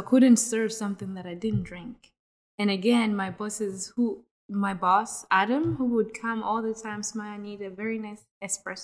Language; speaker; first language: English; non-native, local second language; Kinyarwanda